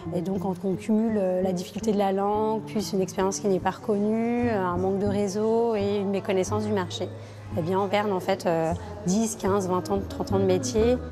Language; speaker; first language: French; early bilingual, other home language; Arabic